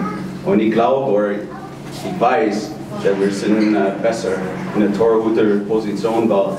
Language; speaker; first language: German; non-native, fluent; English